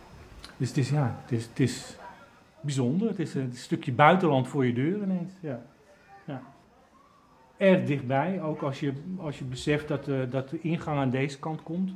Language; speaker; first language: Dutch; native; Dutch